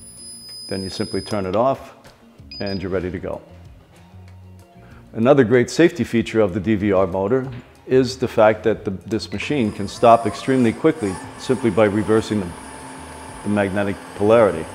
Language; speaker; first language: English; native; English